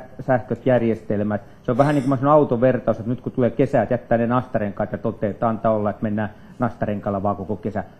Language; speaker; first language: Finnish; native; Finnish